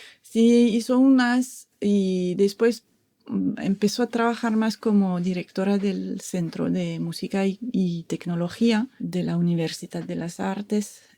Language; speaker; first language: Spanish; non-native, fluent; French